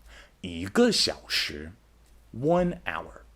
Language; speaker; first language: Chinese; non-native, fluent; English